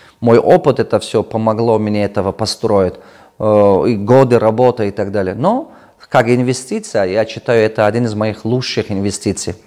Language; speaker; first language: Russian; non-native, local second language; Tajik